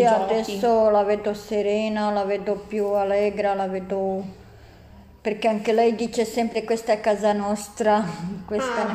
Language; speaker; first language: Italian; non-native, learner; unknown